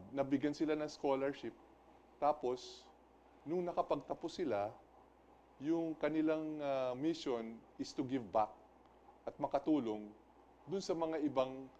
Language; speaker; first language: Filipino; native; Filipino